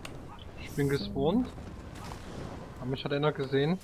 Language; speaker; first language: German; native; German